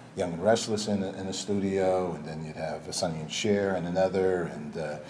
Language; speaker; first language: English; native; English